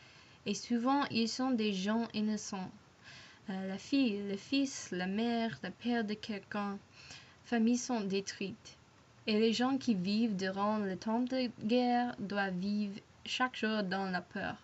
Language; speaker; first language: French; non-native, learner; English